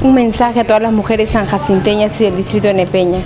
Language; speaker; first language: Spanish; native; Spanish